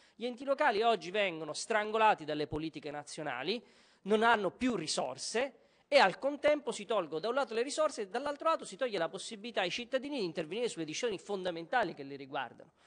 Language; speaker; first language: Italian; native; Italian